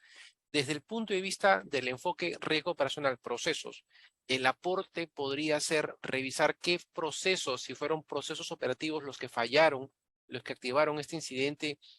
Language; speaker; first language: Spanish; native; Spanish